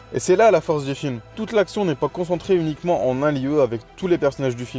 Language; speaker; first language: French; native; French